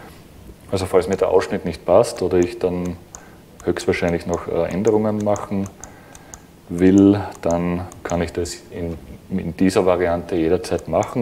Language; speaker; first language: German; native; German